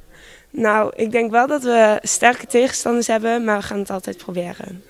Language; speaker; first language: Dutch; native; Dutch